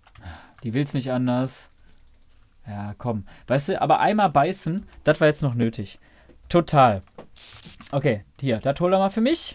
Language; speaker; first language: German; native; German